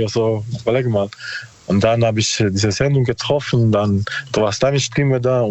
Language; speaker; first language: German; non-native, learner; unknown